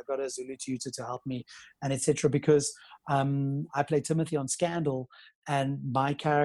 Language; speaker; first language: English; native; English